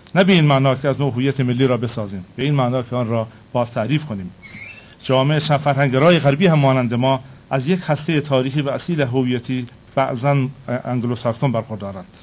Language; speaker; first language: Persian; non-native, local second language; Kurdish